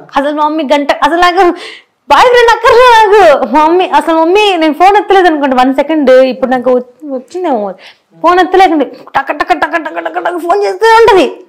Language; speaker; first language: Telugu; native; Telugu